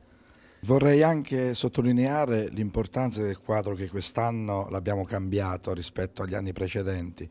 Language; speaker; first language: Italian; native; Italian